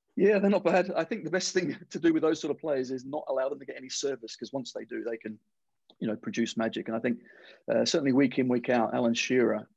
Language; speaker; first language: English; native; English